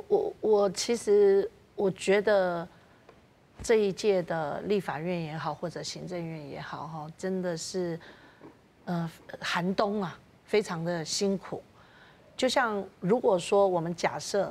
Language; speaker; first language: Chinese; native; Chinese